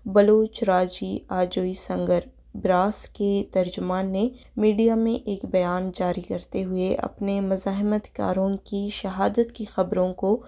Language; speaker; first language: Urdu; non-native, local second language; Baluchi